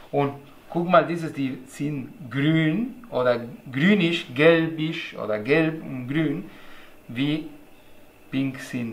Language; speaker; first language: German; non-native, learner; Spanish